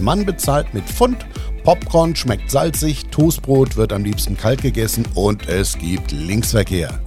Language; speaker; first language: German; native; German